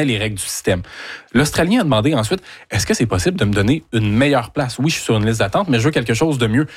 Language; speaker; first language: French; native; French